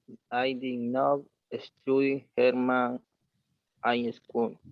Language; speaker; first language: English; non-native, learner; Spanish